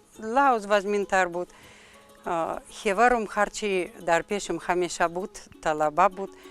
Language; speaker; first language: Tajik; non-native, fluent; Russian